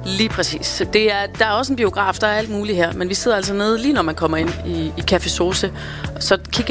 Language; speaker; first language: Danish; native; Danish